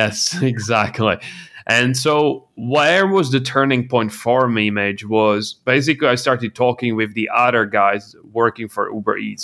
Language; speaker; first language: English; non-native, fluent; Czech